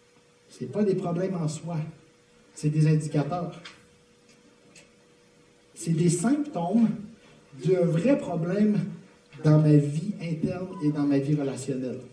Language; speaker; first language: French; native; French